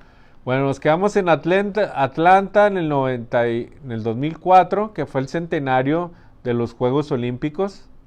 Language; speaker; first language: Spanish; native; Spanish